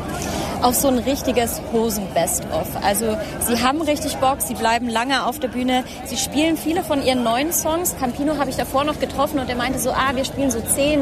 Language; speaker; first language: German; native; German